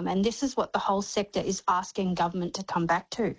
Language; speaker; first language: English; native; English